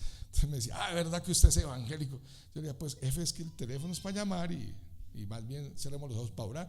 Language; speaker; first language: Spanish; native; Spanish